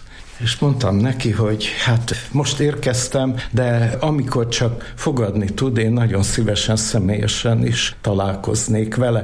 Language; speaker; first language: Hungarian; native; Hungarian